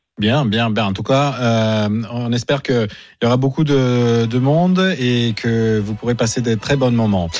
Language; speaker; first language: French; non-native, fluent; Italian